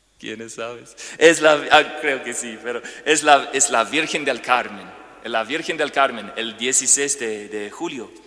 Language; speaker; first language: Spanish; non-native, fluent; English